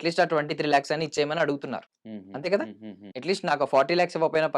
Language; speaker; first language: Telugu; native; Telugu